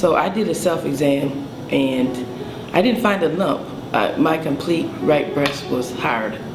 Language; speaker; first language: English; native; English